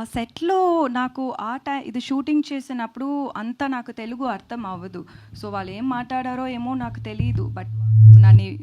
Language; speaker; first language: Telugu; non-native, learner; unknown